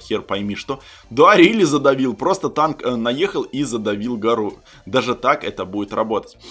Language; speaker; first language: Russian; native; Russian